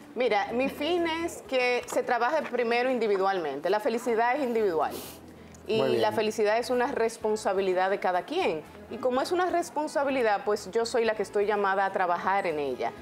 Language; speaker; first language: Spanish; native; Spanish